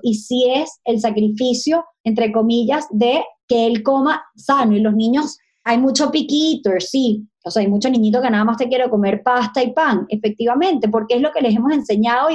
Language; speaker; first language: Spanish; native; Spanish